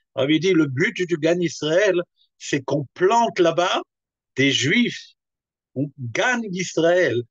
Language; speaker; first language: French; native; French